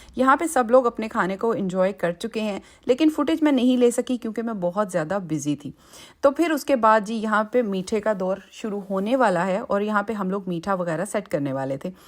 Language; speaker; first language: Urdu; native; Urdu